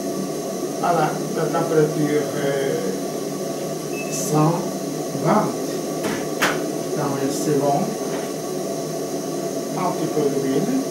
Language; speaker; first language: French; non-native, fluent; Portuguese